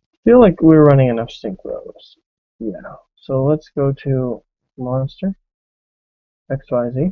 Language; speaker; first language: English; native; English